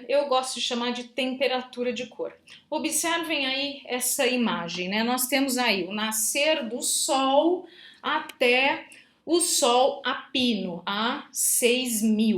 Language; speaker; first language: Portuguese; native; Portuguese